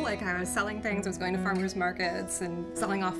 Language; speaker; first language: English; native; English